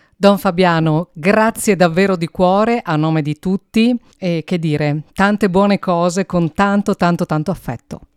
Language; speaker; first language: Italian; native; Italian